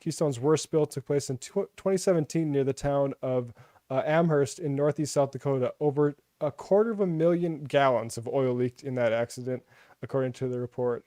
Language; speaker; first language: English; native; English